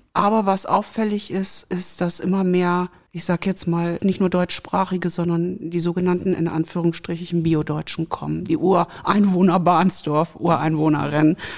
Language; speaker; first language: German; native; German